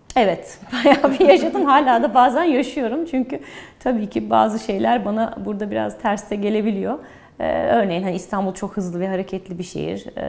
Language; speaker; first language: Turkish; early bilingual, heritage; Turkish